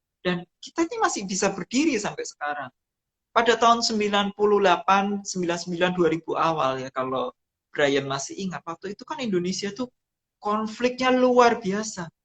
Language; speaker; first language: Indonesian; non-native, local second language; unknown